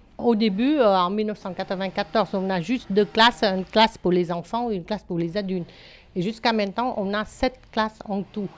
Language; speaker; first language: French; non-native, fluent; Vietnamese